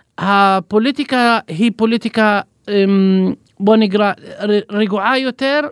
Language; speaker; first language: Hebrew; non-native, local second language; Arabic